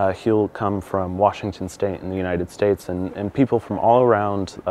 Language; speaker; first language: English; native; English